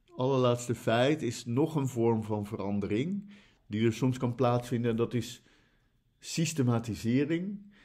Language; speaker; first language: Dutch; native; Dutch